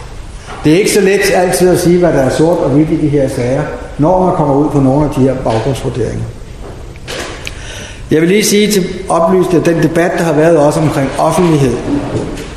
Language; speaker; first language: Danish; native; Danish